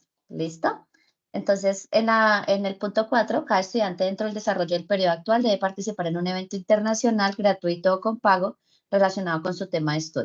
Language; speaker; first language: Spanish; native; Spanish